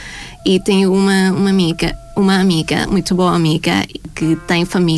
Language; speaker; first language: Portuguese; non-native, fluent; Thai